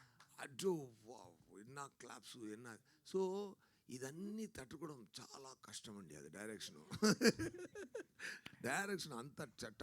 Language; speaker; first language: Telugu; non-native, learner; Tamil